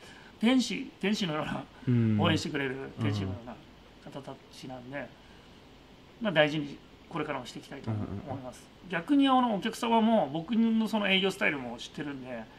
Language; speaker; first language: Japanese; native; Japanese